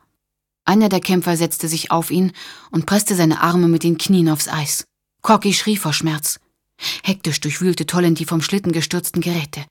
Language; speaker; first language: German; native; German